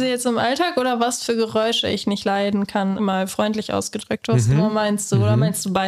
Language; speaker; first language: German; native; German